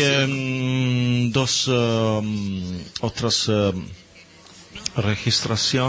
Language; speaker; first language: Spanish; non-native, learner; Italian